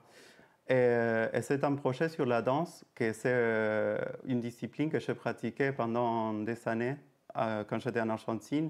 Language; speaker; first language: French; native; French